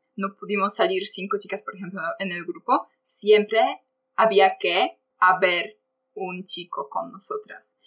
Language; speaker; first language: Spanish; non-native, fluent; Polish